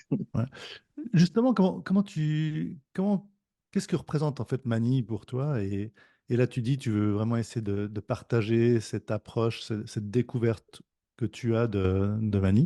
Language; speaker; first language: French; native; French